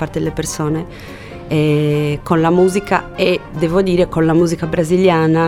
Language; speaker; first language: Italian; non-native, fluent; Portuguese